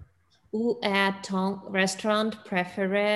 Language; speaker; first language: French; non-native, learner; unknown